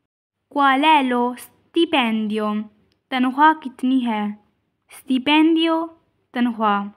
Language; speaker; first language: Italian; non-native, fluent; Urdu